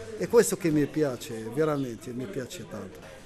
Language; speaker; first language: Italian; non-native, learner; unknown